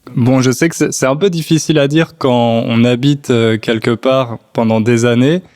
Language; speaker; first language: French; native; French